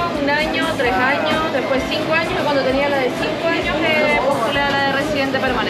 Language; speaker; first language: Spanish; native; Spanish